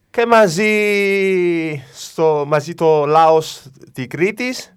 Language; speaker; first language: Greek; non-native, learner; Italian